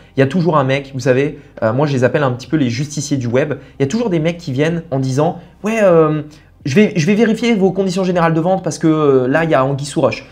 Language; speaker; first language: French; native; French